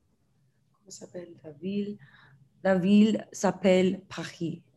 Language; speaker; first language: French; non-native, learner; English